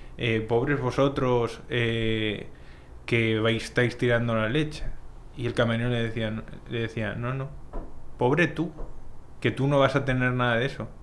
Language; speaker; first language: Spanish; native; Spanish